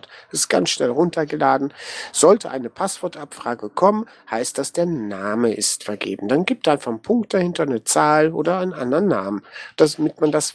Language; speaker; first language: German; native; German